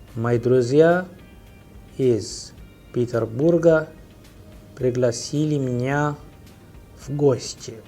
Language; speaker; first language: Russian; non-native, fluent; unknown